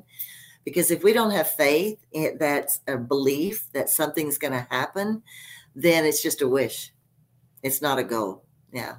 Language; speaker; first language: English; native; English